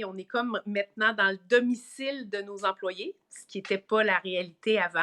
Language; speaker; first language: French; native; French